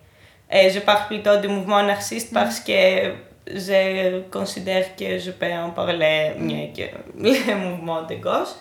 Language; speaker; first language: French; non-native, fluent; Greek